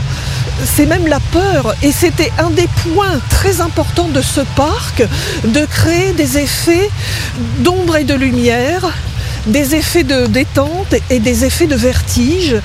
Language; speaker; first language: French; native; French